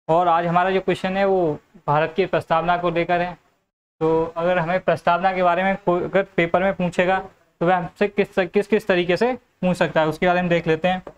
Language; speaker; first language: Hindi; native; Hindi